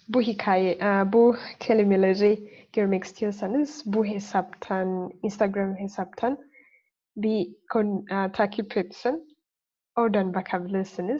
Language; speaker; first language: Turkish; non-native, fluent; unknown